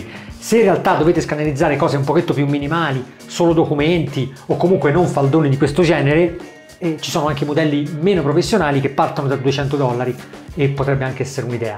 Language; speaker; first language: Italian; native; Italian